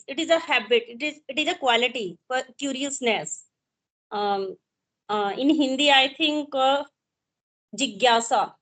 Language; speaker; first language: English; non-native, local second language; Hindi